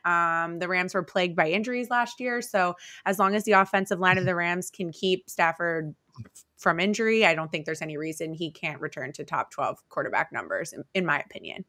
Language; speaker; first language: English; native; English